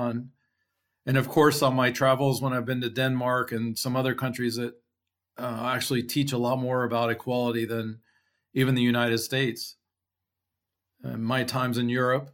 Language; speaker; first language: English; native; English